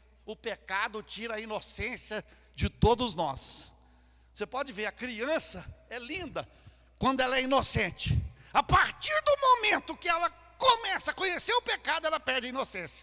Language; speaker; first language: Portuguese; native; Portuguese